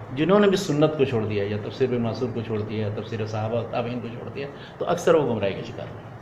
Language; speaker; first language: Urdu; native; Urdu